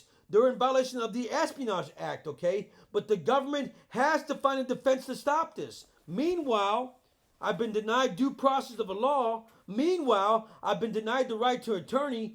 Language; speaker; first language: English; native; English